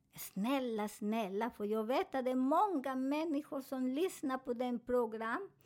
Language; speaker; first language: Swedish; non-native, fluent; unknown